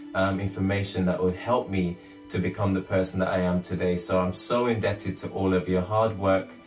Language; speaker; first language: English; native; English